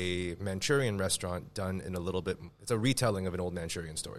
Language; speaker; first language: English; non-native, fluent; Chinese